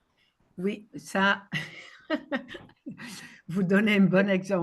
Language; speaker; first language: French; non-native, fluent; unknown